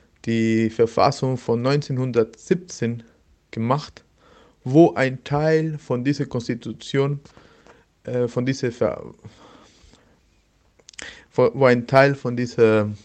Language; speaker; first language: German; non-native, learner; Spanish